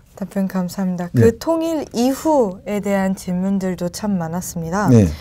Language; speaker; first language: Korean; native; Korean